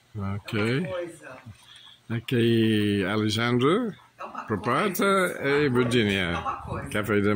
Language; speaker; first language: Portuguese; non-native, learner; English